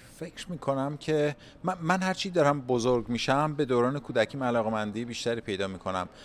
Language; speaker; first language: Persian; native; Persian